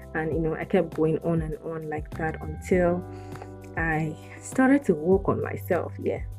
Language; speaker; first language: English; non-native, local second language; Yoruba